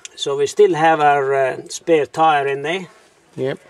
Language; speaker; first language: English; non-native, fluent; Norwegian